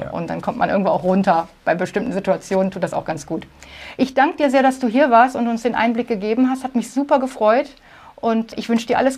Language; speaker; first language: German; native; German